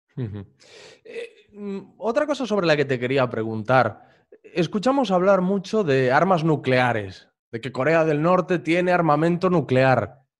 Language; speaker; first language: Spanish; native; Spanish